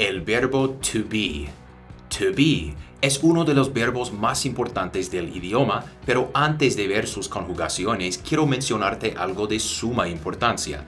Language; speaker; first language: Spanish; non-native, fluent; English